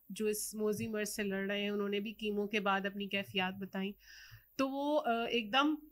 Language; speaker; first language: Urdu; native; Urdu